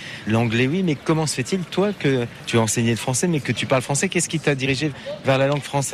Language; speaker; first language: French; native; French